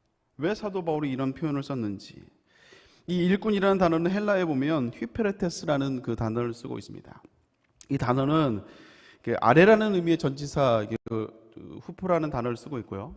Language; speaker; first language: Korean; native; Korean